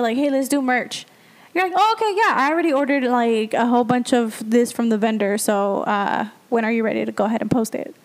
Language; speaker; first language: English; early bilingual, other home language; Spanish